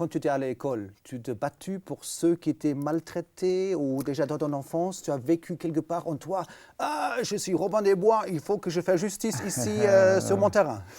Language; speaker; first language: French; native; French